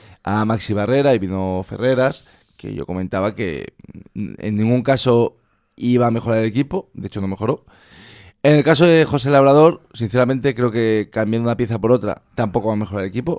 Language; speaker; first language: Spanish; native; Spanish